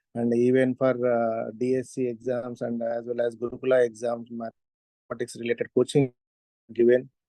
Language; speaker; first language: English; non-native, local second language; Telugu